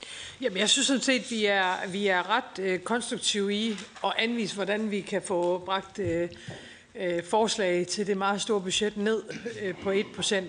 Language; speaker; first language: Danish; native; Danish